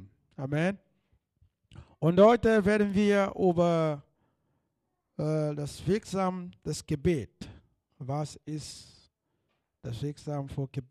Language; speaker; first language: German; non-native, fluent; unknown